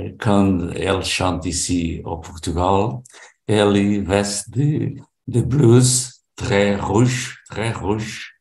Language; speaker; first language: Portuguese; non-native, learner; French